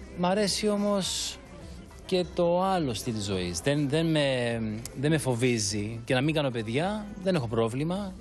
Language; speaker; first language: Greek; early bilingual, heritage; Greek